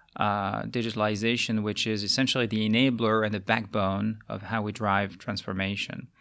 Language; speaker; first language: English; non-native, fluent; French